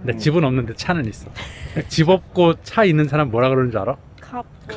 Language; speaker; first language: Korean; native; Korean